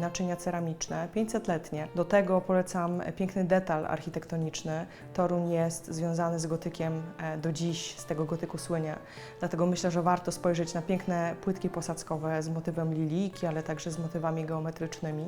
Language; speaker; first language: Polish; native; Polish